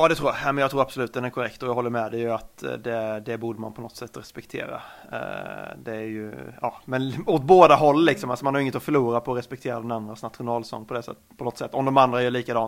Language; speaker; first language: Swedish; native; Swedish